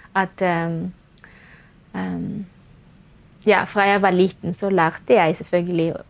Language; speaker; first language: Norwegian; non-native, fluent; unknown